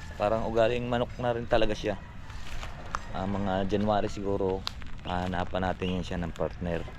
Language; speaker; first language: Filipino; native; Filipino